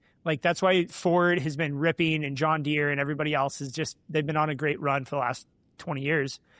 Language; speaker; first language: English; native; English